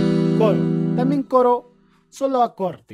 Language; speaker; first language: Spanish; native; Spanish